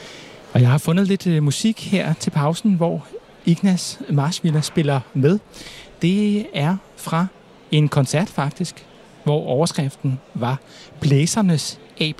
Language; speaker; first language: Danish; native; Danish